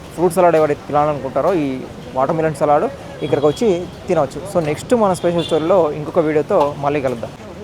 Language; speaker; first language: Telugu; native; Telugu